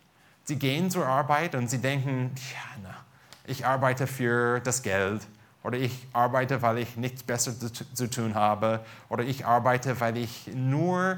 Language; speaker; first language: German; non-native, fluent; English